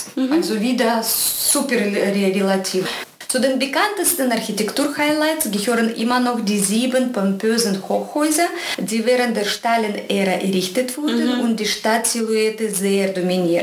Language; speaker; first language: German; non-native, fluent; Russian